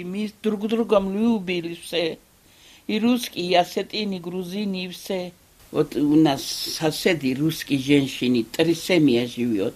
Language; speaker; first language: Russian; non-native, local second language; Georgian